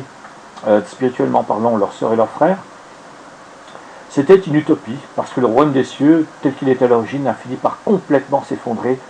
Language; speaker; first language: French; native; French